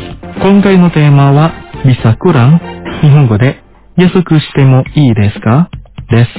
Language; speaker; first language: Japanese; non-native, fluent; Indonesian